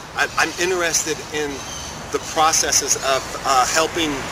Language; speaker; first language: English; native; English